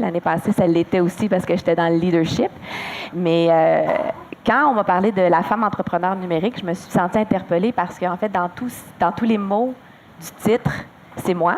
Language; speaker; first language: French; native; French